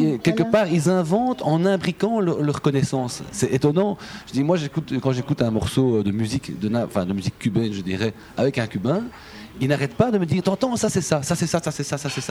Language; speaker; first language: French; native; French